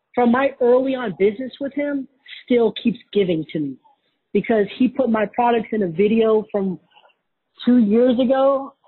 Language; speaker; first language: English; native; English